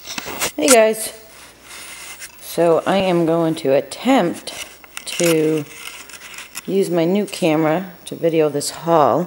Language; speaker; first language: English; native; English